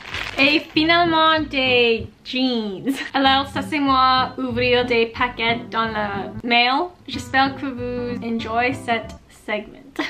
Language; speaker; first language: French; non-native, local second language; English